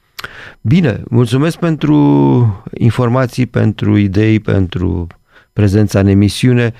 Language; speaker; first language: Romanian; native; Romanian